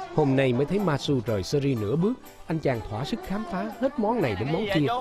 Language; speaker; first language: Vietnamese; native; Vietnamese